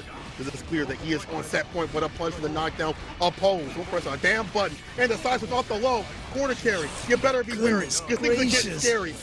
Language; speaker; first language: English; native; English